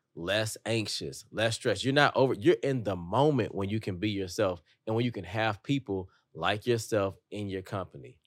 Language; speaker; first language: English; native; English